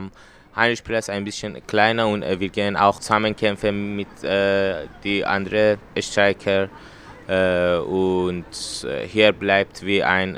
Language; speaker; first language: German; non-native, learner; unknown